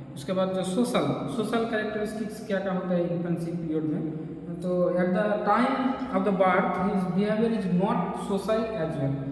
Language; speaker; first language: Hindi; non-native, local second language; Bangla